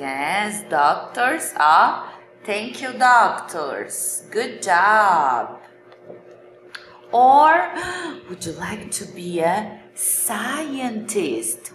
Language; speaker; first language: English; non-native, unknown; Portuguese